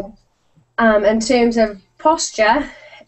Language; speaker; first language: English; native; English